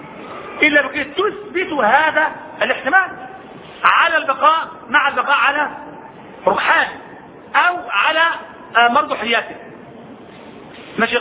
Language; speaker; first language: Arabic; native; Arabic